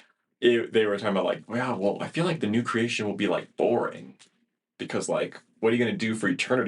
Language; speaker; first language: English; native; English